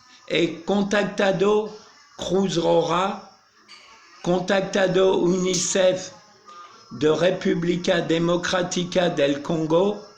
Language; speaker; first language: Spanish; non-native, learner; French